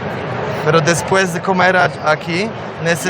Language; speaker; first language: Spanish; non-native, learner; Polish